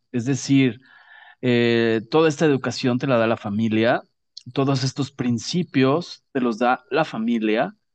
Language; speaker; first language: Spanish; native; Spanish